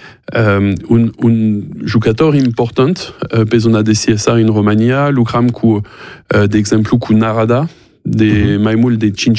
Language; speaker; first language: Romanian; non-native, learner; French